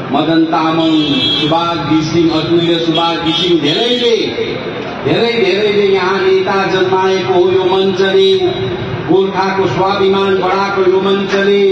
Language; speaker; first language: Nepali; native; Nepali